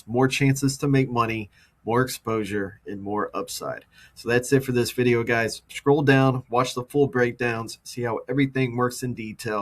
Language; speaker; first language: English; native; English